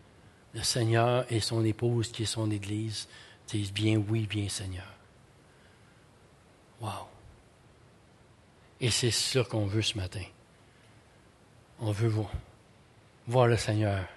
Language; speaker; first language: French; native; French